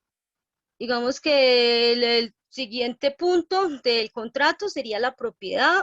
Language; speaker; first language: Spanish; native; Spanish